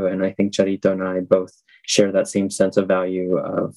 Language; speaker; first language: English; native; English